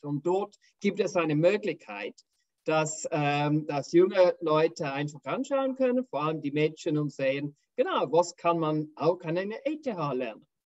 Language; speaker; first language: German; non-native, fluent; English